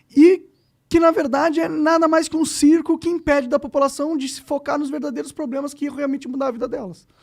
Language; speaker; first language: Portuguese; native; Portuguese